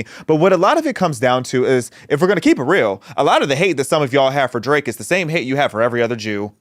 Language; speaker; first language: English; native; English